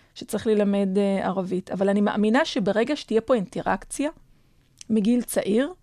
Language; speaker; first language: Hebrew; non-native, fluent; Adyghe